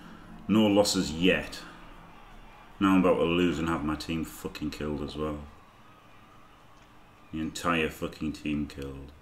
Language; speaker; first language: English; native; English